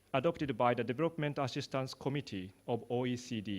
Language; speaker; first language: English; non-native, fluent; Japanese